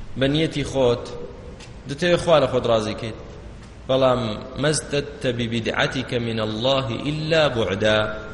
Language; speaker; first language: Central Kurdish; non-native, local second language; Kurdish